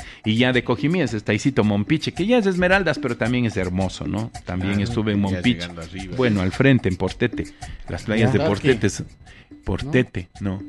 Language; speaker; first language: Spanish; native; Spanish